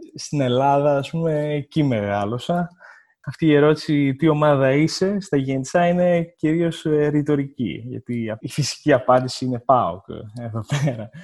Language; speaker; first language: Greek; native; Greek